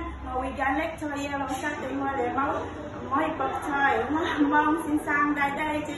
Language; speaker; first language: Cantonese; non-native, learner; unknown